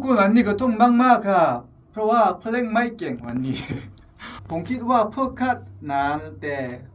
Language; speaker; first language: Thai; non-native, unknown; Korean